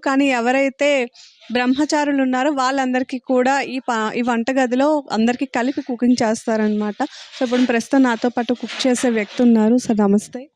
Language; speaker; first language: Telugu; native; Telugu